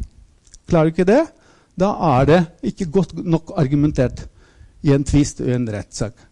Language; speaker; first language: Norwegian; non-native, fluent; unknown